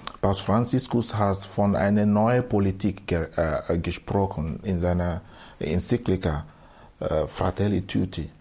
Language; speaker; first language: German; non-native, fluent; Igbo